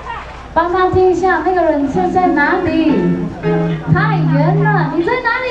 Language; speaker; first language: Chinese; native; Chinese